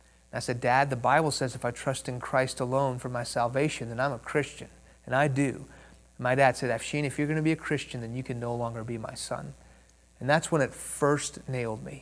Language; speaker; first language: English; early bilingual, other home language; Persian